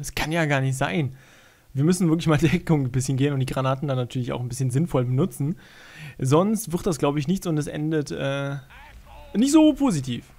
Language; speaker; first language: German; native; German